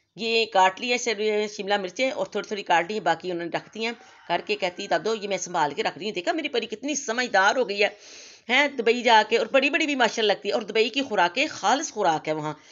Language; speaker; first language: Urdu; non-native, local second language; Punjabi